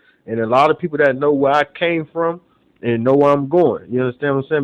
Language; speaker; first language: English; native; English